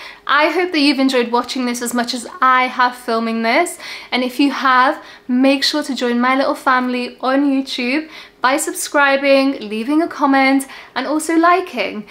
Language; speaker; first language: English; native; English